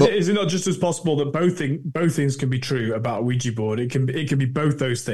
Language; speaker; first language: English; native; English